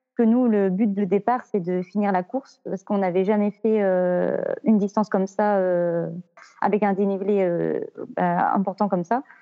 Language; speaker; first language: French; native; French